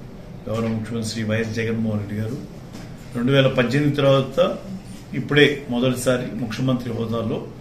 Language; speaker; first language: Telugu; native; Telugu